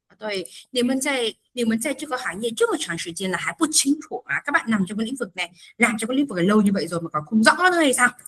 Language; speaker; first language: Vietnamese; native; Vietnamese